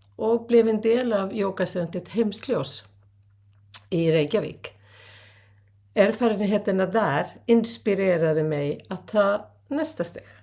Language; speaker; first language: Swedish; non-native, fluent; Icelandic